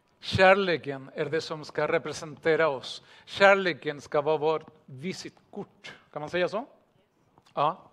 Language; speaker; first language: Swedish; non-native, fluent; Spanish